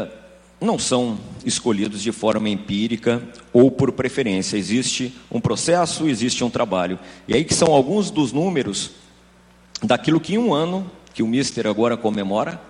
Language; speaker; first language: Portuguese; native; Portuguese